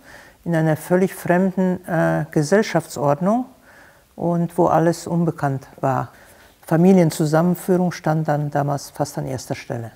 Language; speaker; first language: German; non-native, fluent; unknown